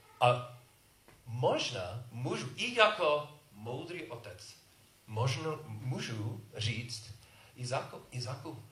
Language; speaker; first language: Czech; non-native, learner; English